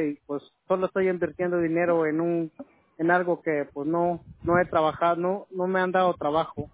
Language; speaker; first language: Spanish; native; Spanish